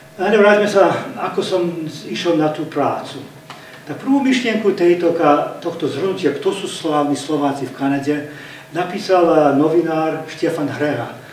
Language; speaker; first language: Slovak; early bilingual, heritage; Slovak